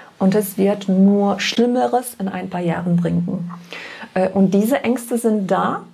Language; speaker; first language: German; non-native, fluent; Polish